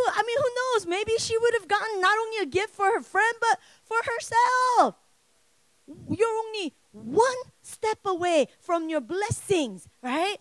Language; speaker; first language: English; native; English